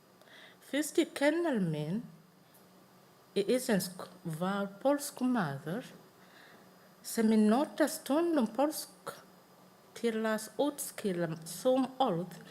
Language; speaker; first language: Icelandic; non-native, learner; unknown